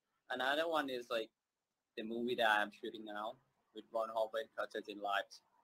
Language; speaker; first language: English; non-native, fluent; Thai